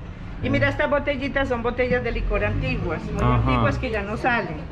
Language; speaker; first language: Spanish; native; Spanish